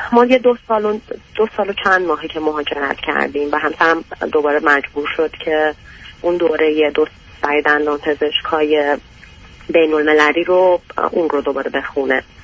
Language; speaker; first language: Persian; native; Persian